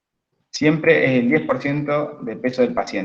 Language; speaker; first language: Spanish; native; Spanish